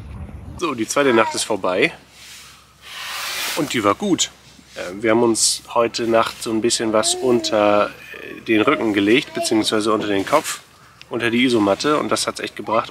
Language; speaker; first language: German; native; German